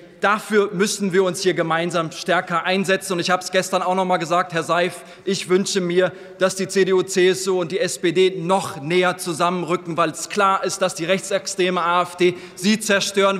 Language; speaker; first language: German; early bilingual, other home language; Turkish